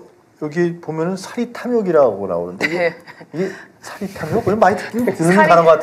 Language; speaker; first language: Korean; native; Korean